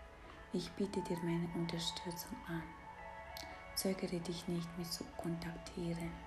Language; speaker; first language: German; non-native, fluent; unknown